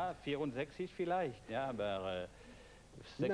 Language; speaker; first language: German; non-native, fluent; French